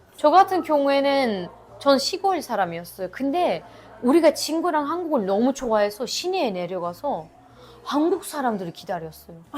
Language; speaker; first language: Korean; non-native, fluent; Turkish